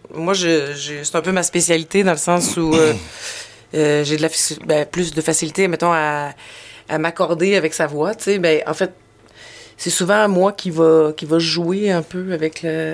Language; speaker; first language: French; native; French